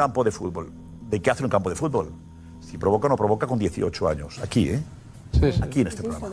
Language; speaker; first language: Spanish; native; Spanish